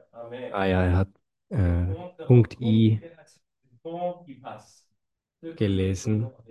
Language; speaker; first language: German; non-native, fluent; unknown